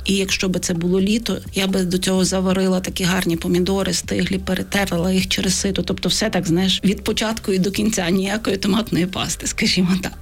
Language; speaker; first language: Ukrainian; native; Ukrainian